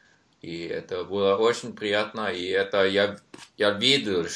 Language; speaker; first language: Russian; non-native, learner; Norwegian